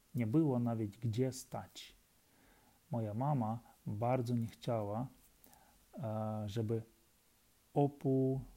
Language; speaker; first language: Polish; non-native, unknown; Ukrainian